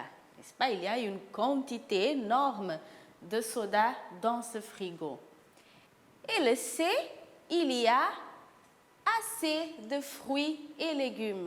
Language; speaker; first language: French; non-native, fluent; Portuguese